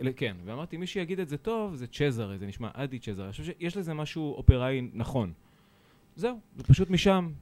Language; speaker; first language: Hebrew; early bilingual, other home language; Italian